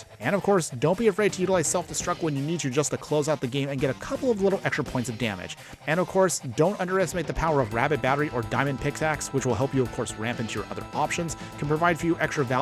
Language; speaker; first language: English; native; English